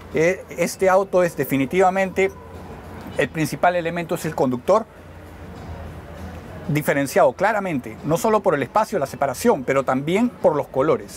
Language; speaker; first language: Spanish; native; Spanish